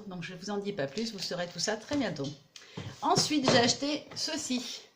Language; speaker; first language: French; native; French